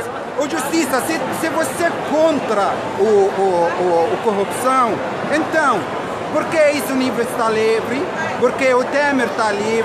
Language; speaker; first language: Portuguese; non-native, learner; Arabic